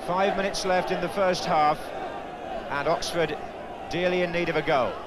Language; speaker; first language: English; native; English